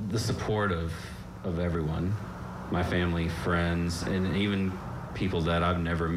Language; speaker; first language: English; native; English